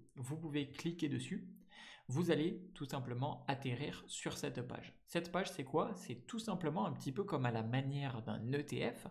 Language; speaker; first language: French; native; French